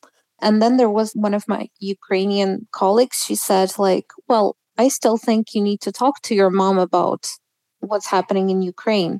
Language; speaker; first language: English; non-native, fluent; Russian